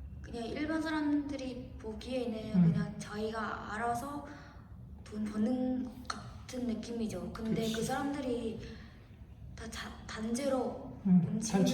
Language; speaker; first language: Korean; non-native, fluent; Vietnamese